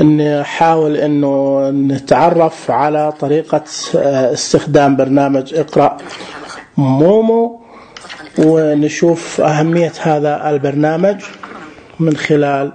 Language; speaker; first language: Arabic; native; Arabic